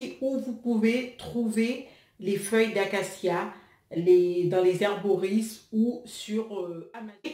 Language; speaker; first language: French; non-native, local second language; Haitian Creole